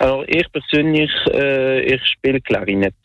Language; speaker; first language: German; non-native, local second language; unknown